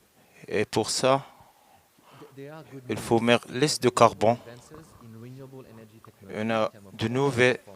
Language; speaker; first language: French; non-native, learner; Arabic